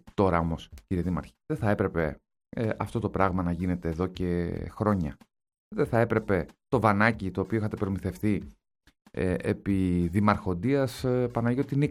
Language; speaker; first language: Greek; native; Greek